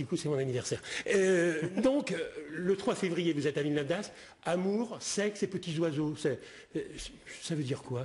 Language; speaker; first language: French; native; French